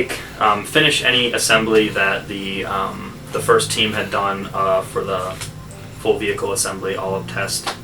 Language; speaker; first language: English; native; English